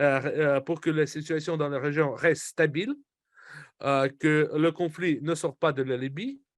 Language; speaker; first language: French; non-native, fluent; Russian